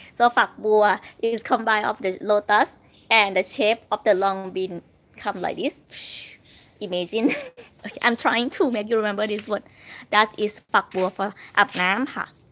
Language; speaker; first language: English; non-native, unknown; Thai